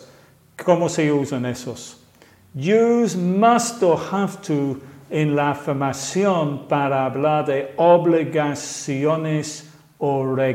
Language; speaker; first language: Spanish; non-native, fluent; English